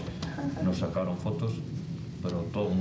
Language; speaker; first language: Spanish; native; Spanish